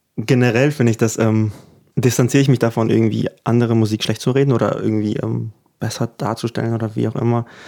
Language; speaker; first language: German; early bilingual, other home language; Ukrainian